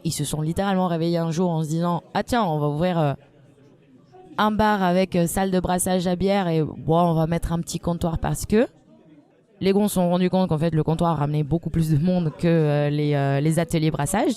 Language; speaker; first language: French; non-native, fluent; Spanish